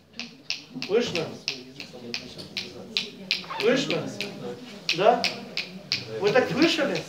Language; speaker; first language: Russian; native; Russian